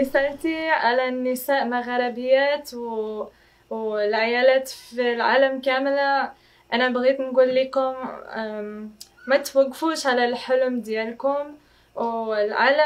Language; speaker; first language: Arabic; non-native, fluent; English